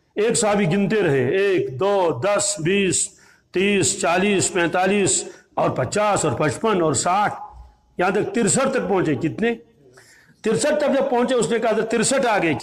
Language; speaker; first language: Urdu; native; Urdu